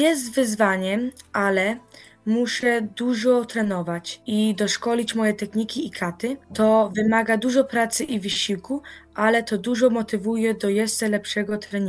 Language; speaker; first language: Polish; early bilingual, heritage; Polish